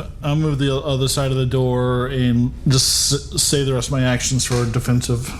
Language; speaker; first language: English; native; English